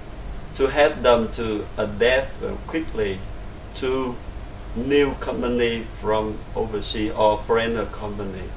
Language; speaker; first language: English; non-native, learner; Vietnamese